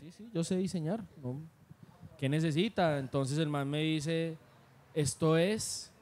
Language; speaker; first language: Spanish; native; Spanish